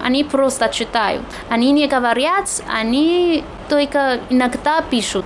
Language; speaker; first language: Russian; non-native, fluent; Chinese